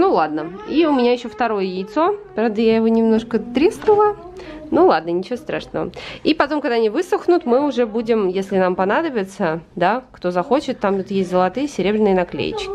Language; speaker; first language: Russian; native; Russian